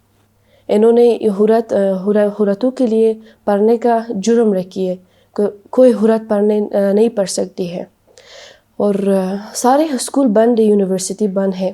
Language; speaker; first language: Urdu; non-native, learner; Persian